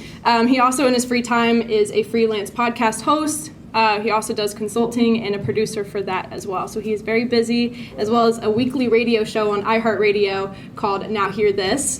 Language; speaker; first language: English; native; English